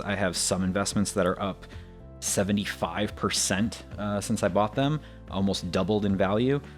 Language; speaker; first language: English; native; English